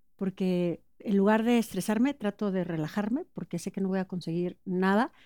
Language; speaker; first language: Spanish; native; Spanish